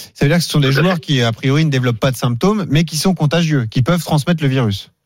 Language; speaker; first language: French; native; French